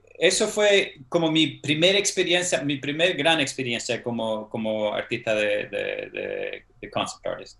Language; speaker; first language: Spanish; early bilingual, heritage; Spanish